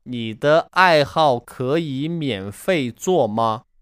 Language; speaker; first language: Chinese; non-native, learner; English